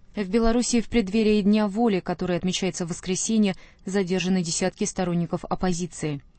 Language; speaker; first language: Russian; native; Russian